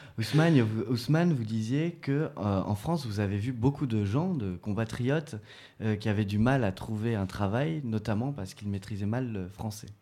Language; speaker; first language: French; native; French